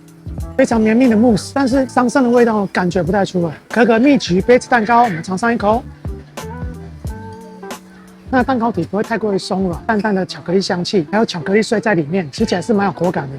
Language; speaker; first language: Chinese; native; Chinese